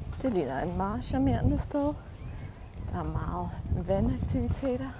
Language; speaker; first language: Danish; non-native, fluent; Polish